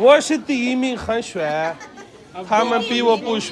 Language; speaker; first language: Chinese; non-native, learner; Urdu